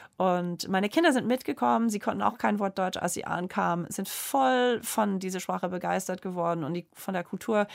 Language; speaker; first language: German; non-native, fluent; English